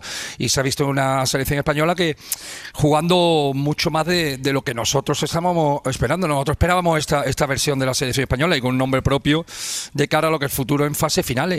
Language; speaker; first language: Spanish; native; Spanish